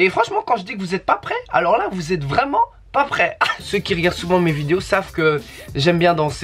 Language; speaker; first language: French; native; French